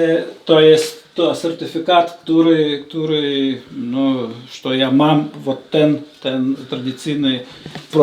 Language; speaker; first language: Polish; non-native, learner; Lithuanian